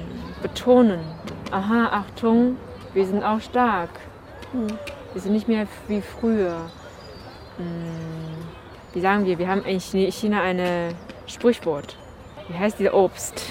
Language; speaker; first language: German; non-native, fluent; Chinese